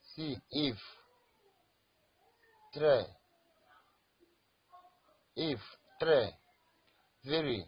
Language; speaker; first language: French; non-native, learner; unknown